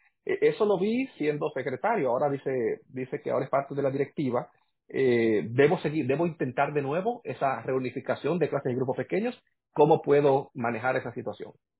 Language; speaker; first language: Spanish; native; Spanish